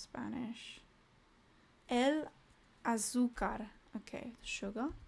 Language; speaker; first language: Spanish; non-native, learner; English